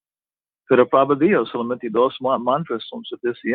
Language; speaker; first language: Spanish; non-native, learner; English